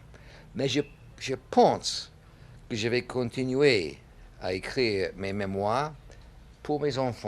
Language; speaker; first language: French; non-native, learner; English